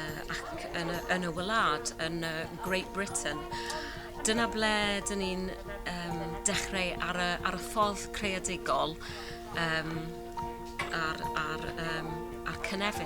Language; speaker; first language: Welsh; non-native, learner; English